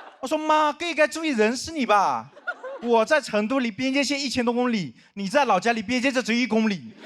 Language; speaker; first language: Chinese; non-native, local second language; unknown